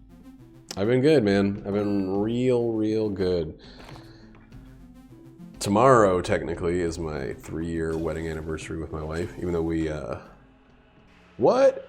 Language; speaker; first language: English; native; English